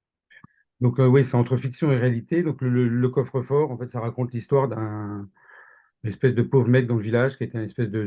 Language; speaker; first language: French; native; French